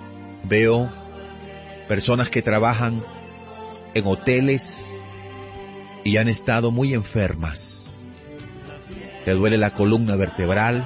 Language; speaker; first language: Spanish; native; Spanish